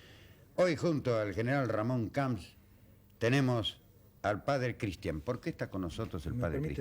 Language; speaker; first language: Spanish; native; Spanish